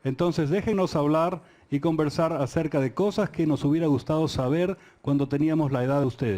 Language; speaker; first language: Spanish; native; Spanish